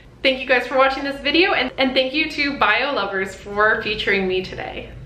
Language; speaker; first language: English; native; English